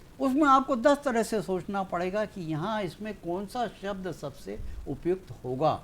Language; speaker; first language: Hindi; native; Hindi